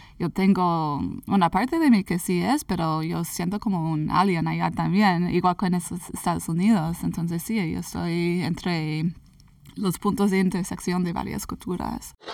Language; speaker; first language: Spanish; early bilingual, heritage; English